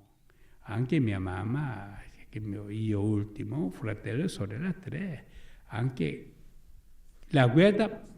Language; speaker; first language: Italian; non-native, learner; Korean